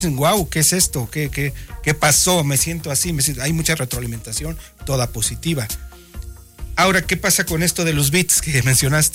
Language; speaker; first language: Spanish; native; Spanish